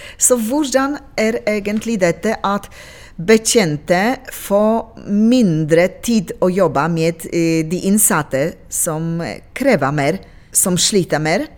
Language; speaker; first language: Norwegian; non-native, fluent; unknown